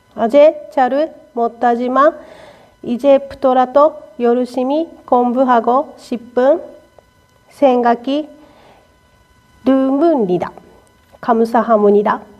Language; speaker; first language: Korean; non-native, learner; Japanese